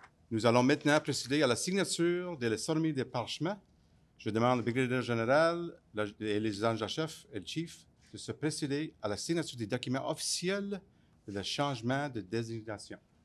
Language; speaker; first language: French; non-native, learner; English